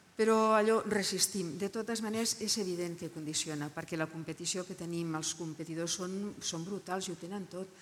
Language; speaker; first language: Catalan; non-native, local second language; Spanish